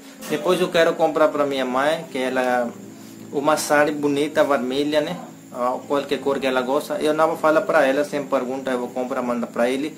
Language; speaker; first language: Portuguese; non-native, learner; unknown